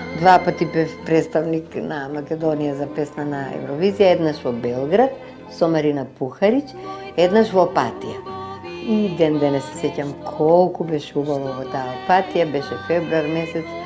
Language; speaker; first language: Macedonian; native; Macedonian